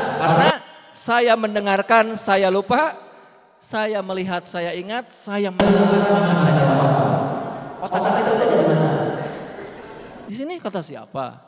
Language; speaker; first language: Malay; non-native, local second language; Sundanese